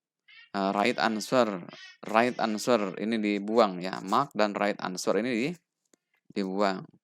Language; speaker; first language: Indonesian; native; Indonesian